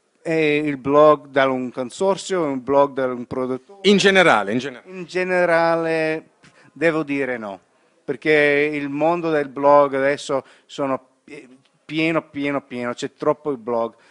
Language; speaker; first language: Italian; non-native, learner; English